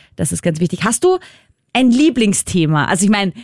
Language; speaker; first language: German; native; German